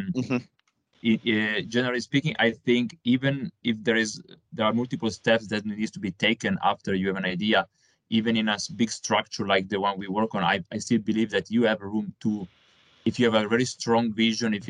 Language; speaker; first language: English; non-native, fluent; Italian